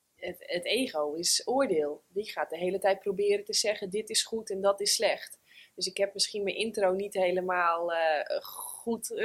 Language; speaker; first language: Dutch; native; Dutch